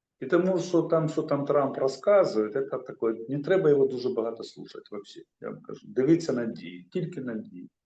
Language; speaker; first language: Ukrainian; non-native, local second language; Russian